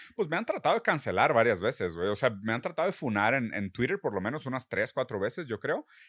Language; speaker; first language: Spanish; early bilingual, other home language; Portuguese